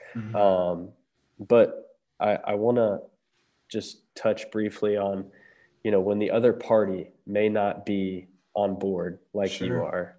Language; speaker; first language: English; native; English